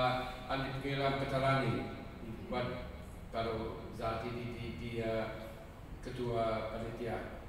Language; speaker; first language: Indonesian; non-native, fluent; English